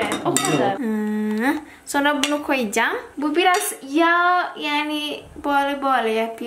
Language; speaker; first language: Turkish; non-native, learner; Indonesian